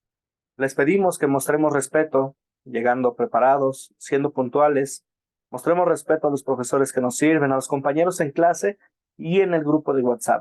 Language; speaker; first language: Spanish; native; Spanish